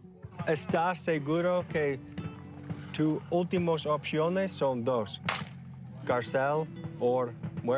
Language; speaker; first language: Spanish; non-native, learner; English